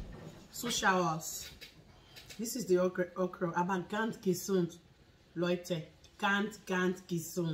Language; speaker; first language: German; non-native, learner; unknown